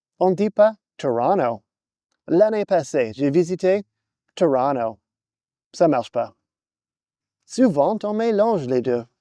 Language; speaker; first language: French; non-native, fluent; English